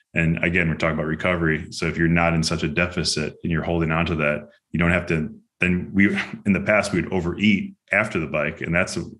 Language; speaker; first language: English; native; English